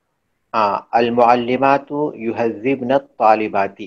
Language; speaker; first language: Arabic; non-native, fluent; Urdu